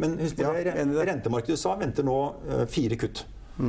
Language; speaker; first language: Norwegian; native; Norwegian